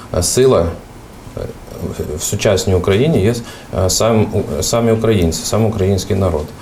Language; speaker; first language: Ukrainian; non-native, fluent; Russian